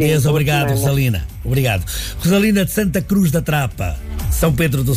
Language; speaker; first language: Portuguese; native; Portuguese